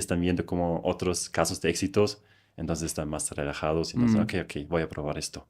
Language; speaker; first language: Spanish; non-native, fluent; German